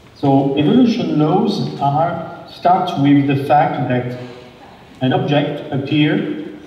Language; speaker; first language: English; non-native, fluent; French